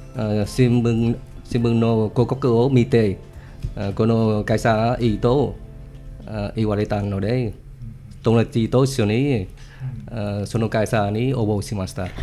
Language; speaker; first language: Japanese; non-native, learner; Vietnamese